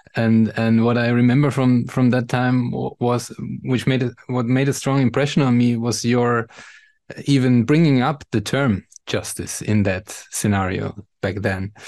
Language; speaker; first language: English; non-native, fluent; German